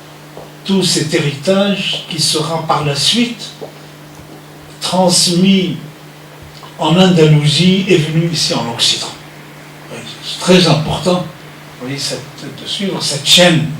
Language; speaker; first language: French; non-native, fluent; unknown